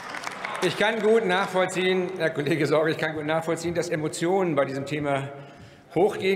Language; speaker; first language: German; native; German